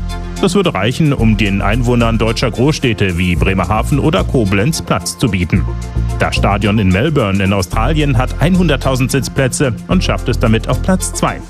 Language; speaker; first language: German; native; German